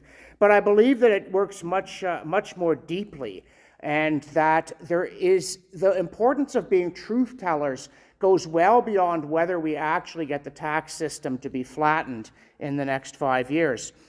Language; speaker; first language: English; native; English